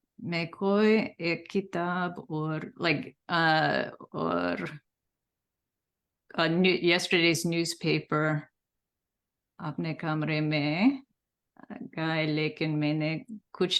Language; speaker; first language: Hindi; non-native, learner; English